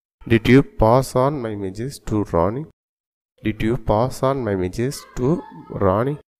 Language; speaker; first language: English; non-native, local second language; Tamil